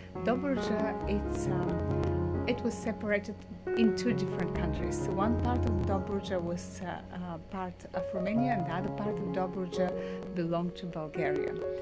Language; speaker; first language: English; non-native, fluent; Bulgarian